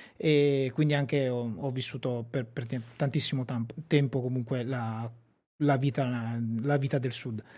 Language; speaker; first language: Italian; native; Italian